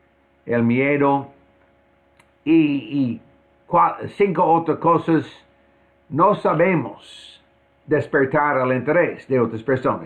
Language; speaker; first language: Spanish; non-native, fluent; English